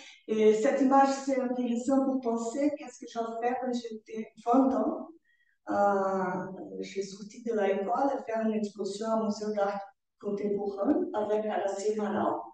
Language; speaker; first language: French; non-native, learner; Portuguese